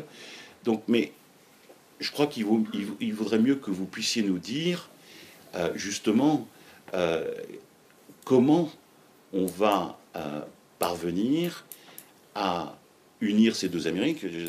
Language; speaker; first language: French; native; French